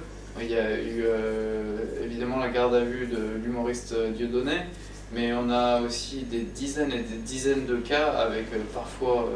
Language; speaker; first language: French; native; French